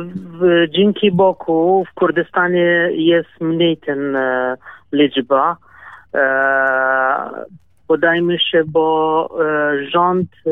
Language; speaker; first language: Polish; non-native, learner; Kurdish